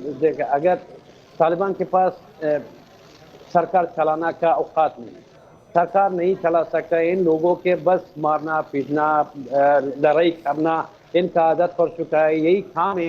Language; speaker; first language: Hindi; non-native, fluent; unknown